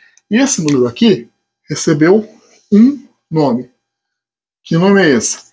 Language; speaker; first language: Portuguese; native; Portuguese